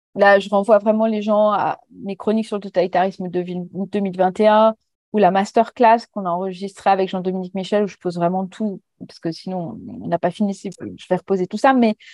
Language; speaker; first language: French; native; French